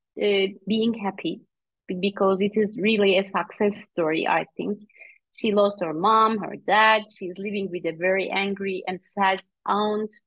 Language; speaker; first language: English; non-native, fluent; Turkish